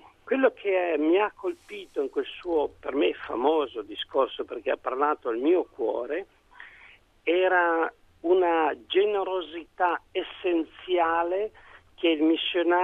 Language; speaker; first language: Italian; native; Italian